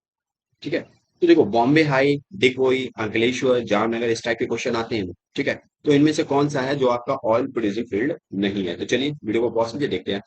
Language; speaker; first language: Hindi; native; Hindi